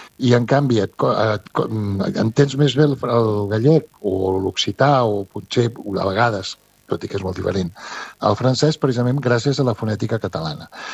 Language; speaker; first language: Catalan; native; Catalan